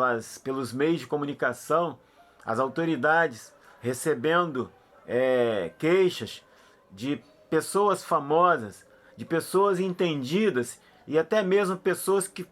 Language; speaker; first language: Portuguese; native; Portuguese